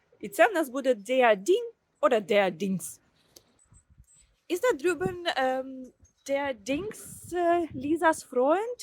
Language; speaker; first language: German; non-native, fluent; Ukrainian